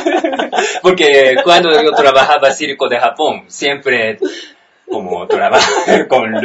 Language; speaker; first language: Spanish; non-native, learner; Japanese